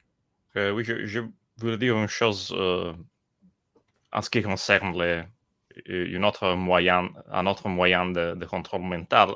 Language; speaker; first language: French; non-native, learner; Italian